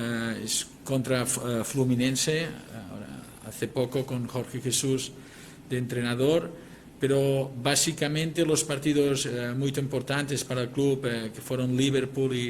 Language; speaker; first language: Spanish; non-native, local second language; Catalan